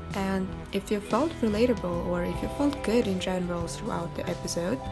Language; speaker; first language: English; non-native, fluent; Kazakh